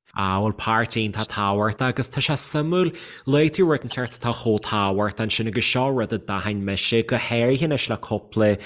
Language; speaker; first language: Irish; non-native, fluent; English